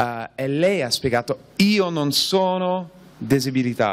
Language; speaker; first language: Italian; non-native, fluent; English